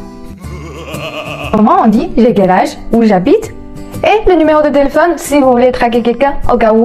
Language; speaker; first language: French; non-native, fluent; Chinese